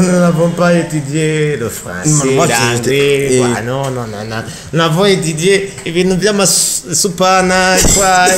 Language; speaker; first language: French; non-native, learner; Rundi